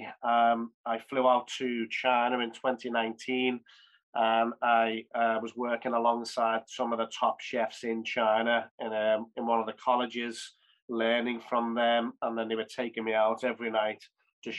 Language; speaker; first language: English; native; English